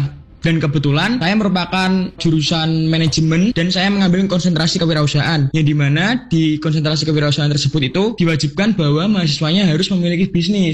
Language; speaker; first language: Indonesian; native; Indonesian